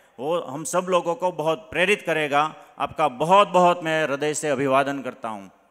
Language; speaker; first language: Hindi; non-native, local second language; Gujarati